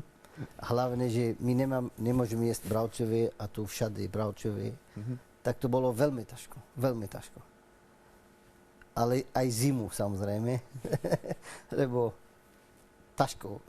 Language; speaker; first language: Slovak; non-native, learner; Arabic